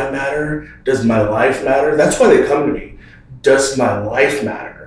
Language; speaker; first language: English; native; English